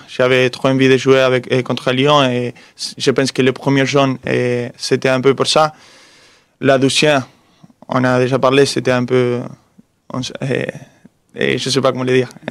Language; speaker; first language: French; non-native, fluent; Spanish